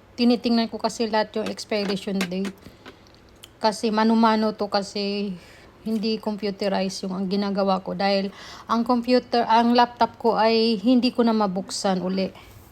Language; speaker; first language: Filipino; native; Filipino